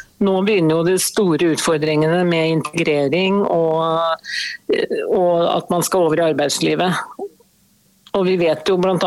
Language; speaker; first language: Norwegian; native; Norwegian